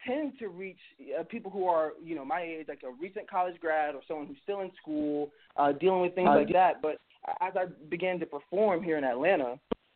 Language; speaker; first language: English; native; English